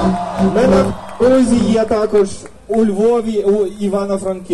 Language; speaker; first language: Ukrainian; non-native, learner; German